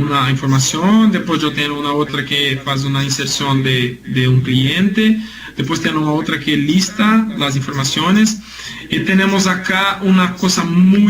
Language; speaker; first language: Spanish; non-native, learner; Portuguese